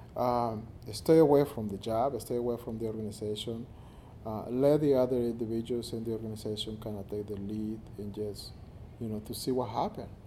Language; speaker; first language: English; non-native, fluent; Spanish